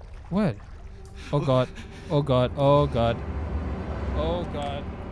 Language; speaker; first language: English; non-native, local second language; Malay